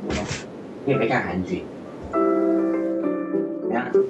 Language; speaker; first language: Chinese; early bilingual, heritage; Chinese